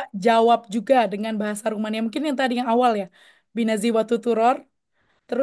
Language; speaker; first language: Indonesian; native; Indonesian